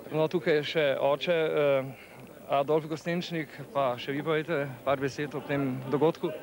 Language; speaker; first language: Slovenian; native; Slovenian